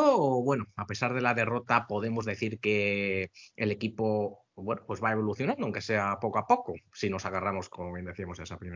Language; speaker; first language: Spanish; native; Spanish